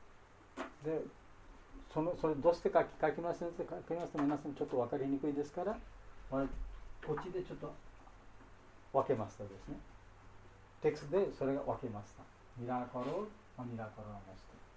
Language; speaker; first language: Japanese; non-native, fluent; Bangla